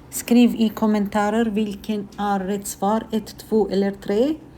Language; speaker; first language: Swedish; non-native, fluent; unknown